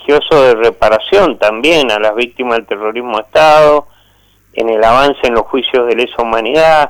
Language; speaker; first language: Spanish; native; Spanish